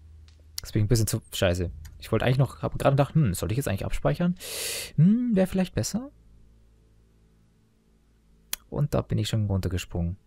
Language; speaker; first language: German; native; German